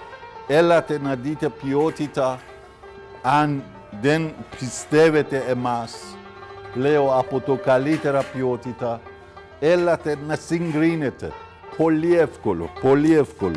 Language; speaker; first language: Greek; non-native, fluent; Persian